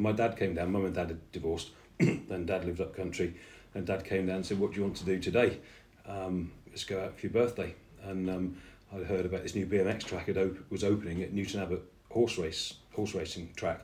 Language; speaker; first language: English; native; English